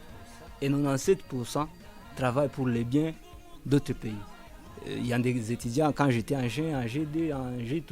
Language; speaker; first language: French; non-native, local second language; Kinyarwanda